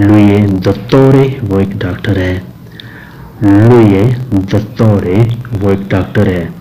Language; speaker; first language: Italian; non-native, fluent; Urdu